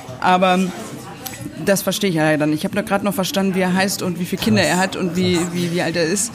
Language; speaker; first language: German; native; German